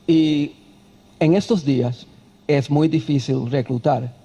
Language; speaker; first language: Spanish; early bilingual, heritage; Spanish